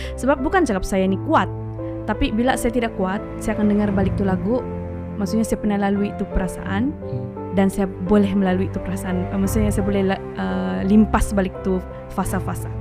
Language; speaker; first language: Malay; non-native, local second language; Chinese